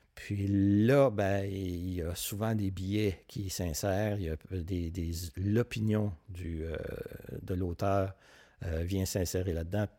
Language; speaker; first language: French; native; French